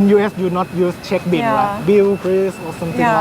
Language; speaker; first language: English; non-native, learner; Thai